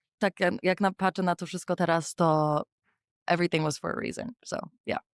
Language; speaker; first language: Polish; early bilingual, heritage; English